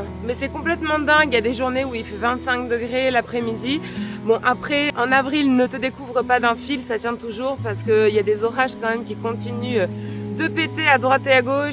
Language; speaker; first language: French; native; French